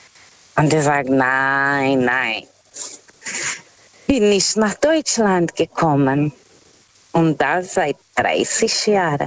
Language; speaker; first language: German; non-native, fluent; Portuguese